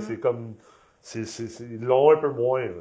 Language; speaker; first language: French; native; French